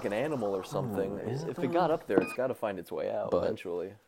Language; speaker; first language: English; native; English